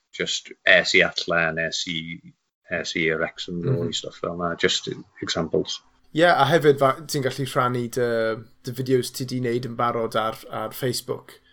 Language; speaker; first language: Welsh; non-native, local second language; English